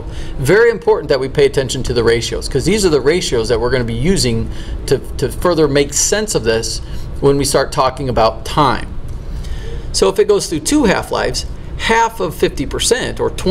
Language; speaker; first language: English; native; English